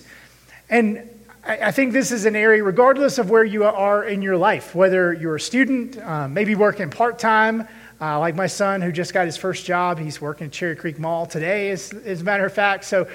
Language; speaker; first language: English; native; English